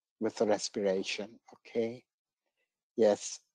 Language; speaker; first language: English; non-native, fluent; German